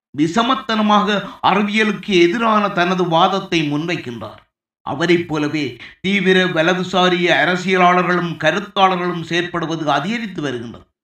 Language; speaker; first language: Tamil; native; Tamil